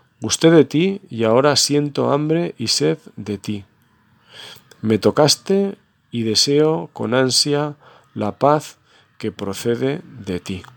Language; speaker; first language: Spanish; native; Spanish